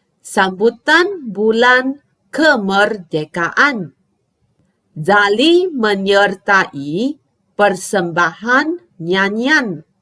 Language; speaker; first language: Malay; non-native, local second language; Chinese